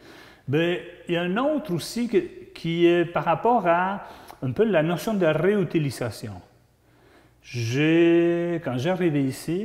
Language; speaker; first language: French; non-native, fluent; Spanish